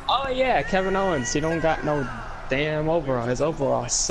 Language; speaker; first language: English; native; English